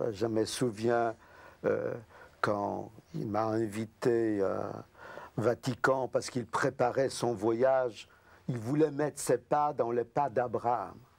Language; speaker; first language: French; non-native, fluent; Yiddish